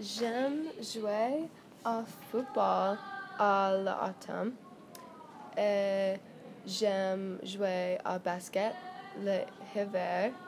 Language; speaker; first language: French; non-native, learner; English